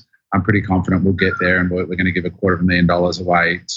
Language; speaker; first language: English; native; English